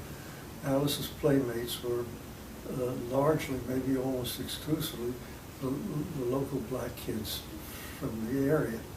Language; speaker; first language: English; native; English